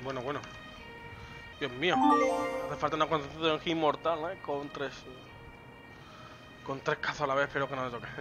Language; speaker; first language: Spanish; native; Spanish